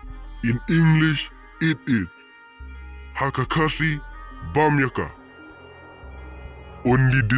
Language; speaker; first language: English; non-native, local second language; Khasi